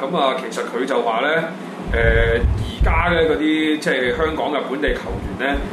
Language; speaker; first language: Cantonese; native; Cantonese